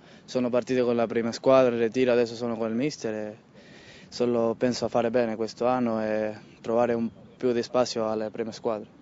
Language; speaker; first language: Italian; non-native, learner; Spanish